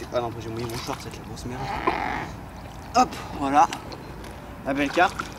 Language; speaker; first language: French; native; French